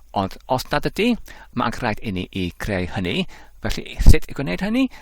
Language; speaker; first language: Welsh; non-native, learner; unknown